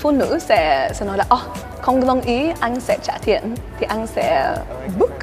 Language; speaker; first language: Vietnamese; early bilingual, heritage; Swedish